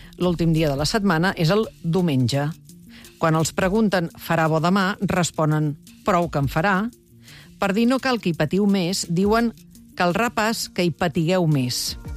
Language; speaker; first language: Catalan; native; Catalan